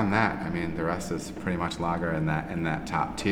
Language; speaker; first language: English; native; English